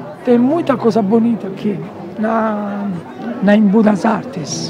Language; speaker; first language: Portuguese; non-native, learner; Italian